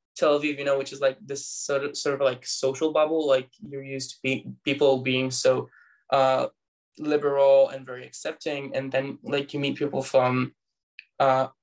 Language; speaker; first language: English; non-native, fluent; Hebrew